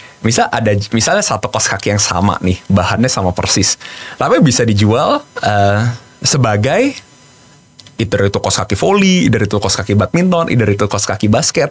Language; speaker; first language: Indonesian; native; Indonesian